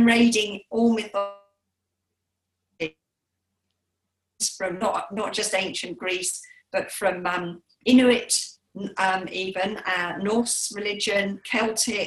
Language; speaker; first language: English; native; English